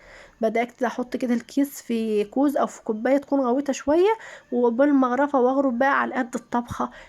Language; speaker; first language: Arabic; native; Arabic